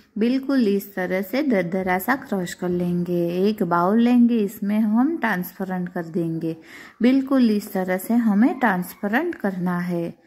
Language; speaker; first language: Hindi; non-native, local second language; Gujarati